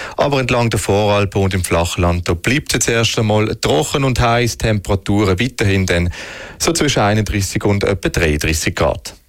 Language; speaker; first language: German; native; German